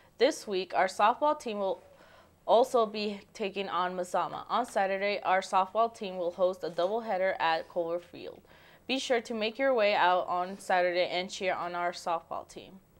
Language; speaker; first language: English; early bilingual, other home language; Spanish